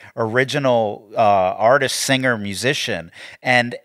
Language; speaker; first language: English; native; English